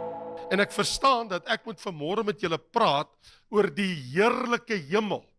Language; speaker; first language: Afrikaans; native; Afrikaans